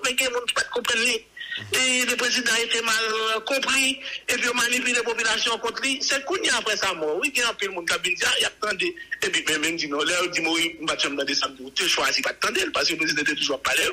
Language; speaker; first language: French; non-native, local second language; Haitian Creole